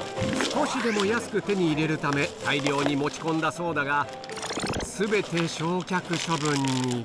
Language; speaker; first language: Japanese; native; Japanese